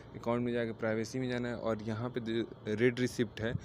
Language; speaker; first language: Hindi; native; Hindi